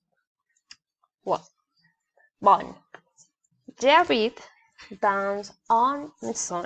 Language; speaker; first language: French; non-native, learner; Spanish